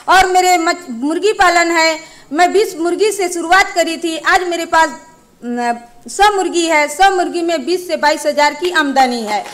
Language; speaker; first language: Hindi; native; Hindi